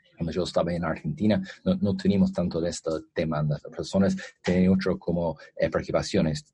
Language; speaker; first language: Spanish; non-native, fluent; English